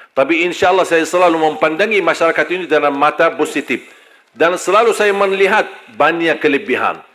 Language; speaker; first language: Malay; non-native, fluent; Arabic